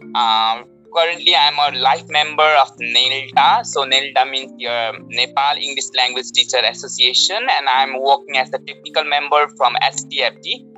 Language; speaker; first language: English; non-native, local second language; Nepali